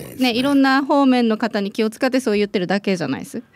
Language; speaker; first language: Japanese; native; Japanese